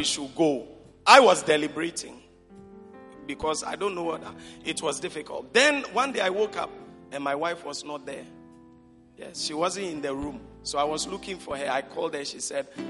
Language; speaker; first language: English; non-native, local second language; Akan